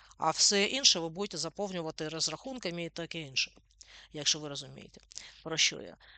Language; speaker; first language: Ukrainian; non-native, local second language; Russian